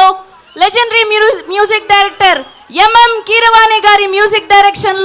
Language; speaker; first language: Telugu; native; Telugu